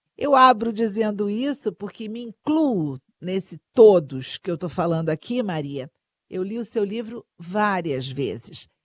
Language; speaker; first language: Portuguese; early bilingual, other home language; Spanish